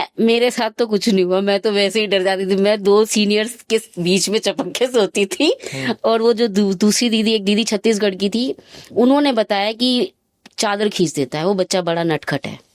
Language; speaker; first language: Hindi; native; Hindi